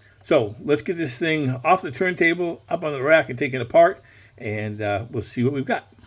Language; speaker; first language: English; native; English